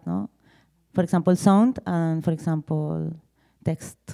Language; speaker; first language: English; non-native, learner; Spanish